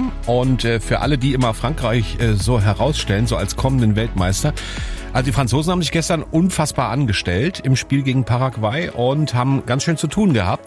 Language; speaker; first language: German; native; German